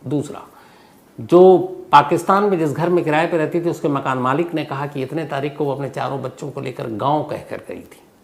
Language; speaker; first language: Hindi; native; Hindi